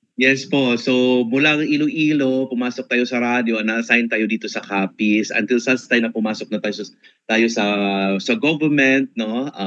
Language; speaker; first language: Filipino; non-native, local second language; Hiligaynon